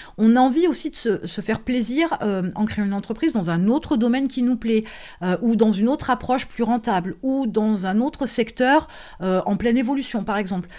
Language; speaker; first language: French; native; French